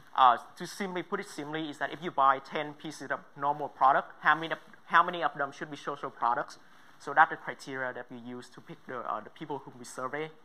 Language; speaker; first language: English; non-native, fluent; Vietnamese